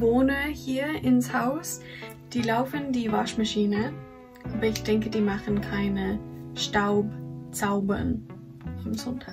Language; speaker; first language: German; non-native, fluent; English